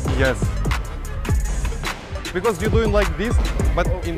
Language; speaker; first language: English; non-native, learner; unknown